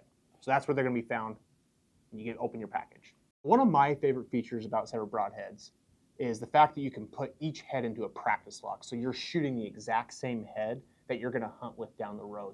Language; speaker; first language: English; native; English